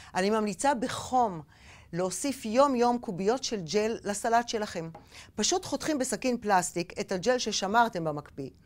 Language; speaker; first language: Hebrew; native; Hebrew